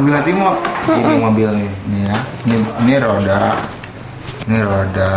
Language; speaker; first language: Indonesian; native; Indonesian